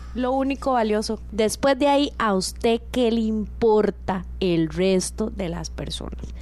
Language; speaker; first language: Spanish; native; Spanish